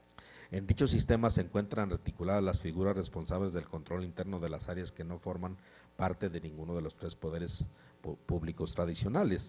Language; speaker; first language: Spanish; native; Spanish